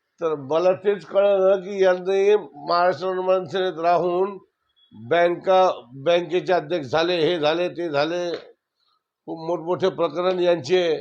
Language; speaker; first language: Marathi; native; Marathi